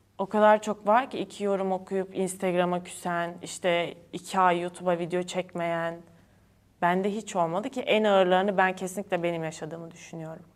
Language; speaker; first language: Turkish; native; Turkish